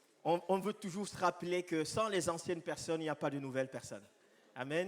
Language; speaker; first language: French; native; French